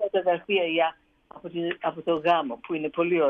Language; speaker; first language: Greek; early bilingual, heritage; Greek